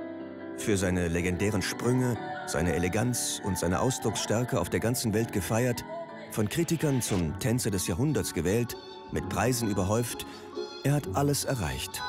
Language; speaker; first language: German; native; German